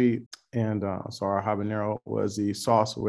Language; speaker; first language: English; native; English